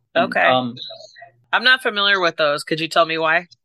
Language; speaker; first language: English; native; English